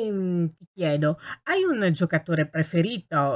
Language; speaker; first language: Italian; native; Italian